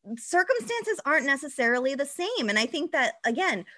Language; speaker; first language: English; native; English